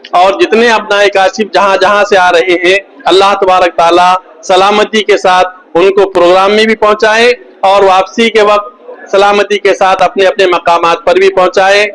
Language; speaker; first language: Urdu; native; Urdu